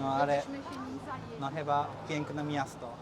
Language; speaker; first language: Polish; non-native, learner; Japanese